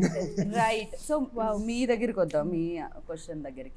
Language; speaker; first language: Telugu; native; Telugu